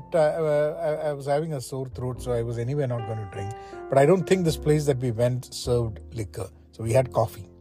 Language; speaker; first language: English; non-native, local second language; Malayalam